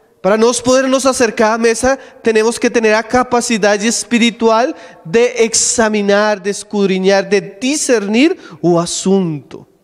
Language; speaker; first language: Spanish; non-native, learner; Portuguese